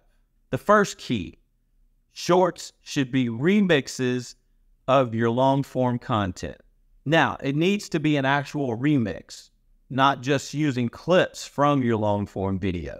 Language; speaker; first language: English; native; English